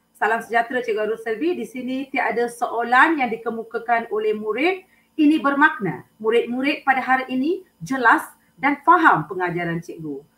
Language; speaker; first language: Malay; non-native, local second language; Tamil